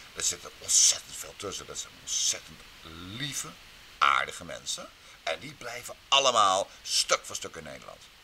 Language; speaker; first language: Dutch; native; Dutch